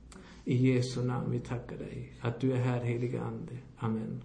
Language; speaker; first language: Swedish; non-native, fluent; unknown